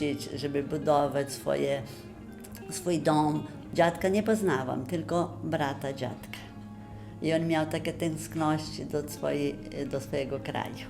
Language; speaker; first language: Polish; early bilingual, heritage; Polish